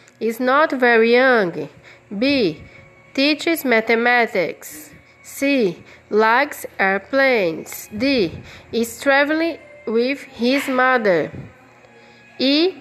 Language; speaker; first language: English; non-native, fluent; Portuguese